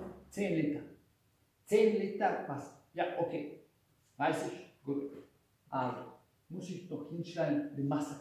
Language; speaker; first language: German; non-native, fluent; Hungarian